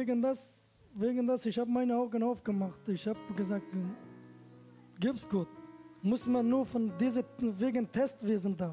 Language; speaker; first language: German; non-native, learner; Turkish